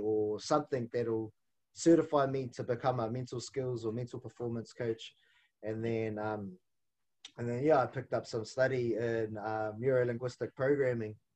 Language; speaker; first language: English; non-native, local second language; Māori